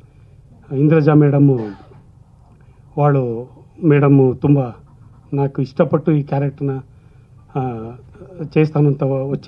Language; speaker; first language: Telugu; non-native, learner; Kannada